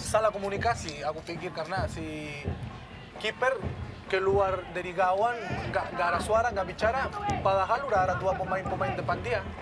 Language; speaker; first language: Indonesian; non-native, fluent; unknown